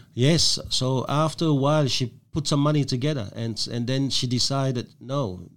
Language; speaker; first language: English; non-native, fluent; French